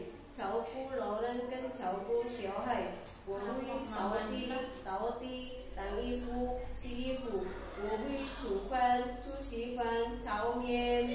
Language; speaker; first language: Chinese; non-native, learner; Indonesian